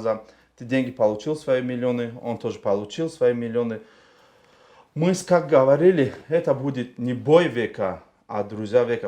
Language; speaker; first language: Russian; non-native, local second language; Tajik